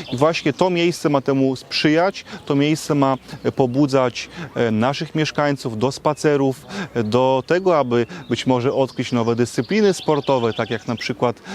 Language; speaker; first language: Polish; native; Polish